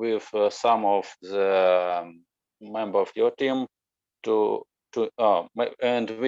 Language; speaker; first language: English; non-native, learner; Russian